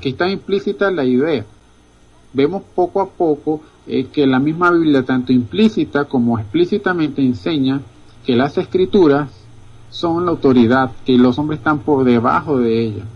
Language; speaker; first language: Spanish; native; Spanish